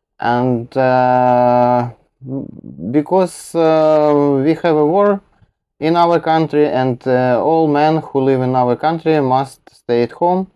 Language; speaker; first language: English; non-native, learner; Russian